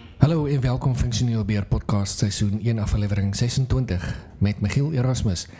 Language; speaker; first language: Dutch; non-native, fluent; Afrikaans